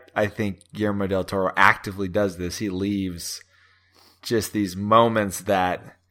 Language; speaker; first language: English; native; English